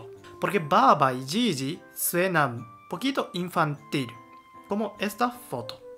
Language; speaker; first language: Spanish; non-native, learner; Japanese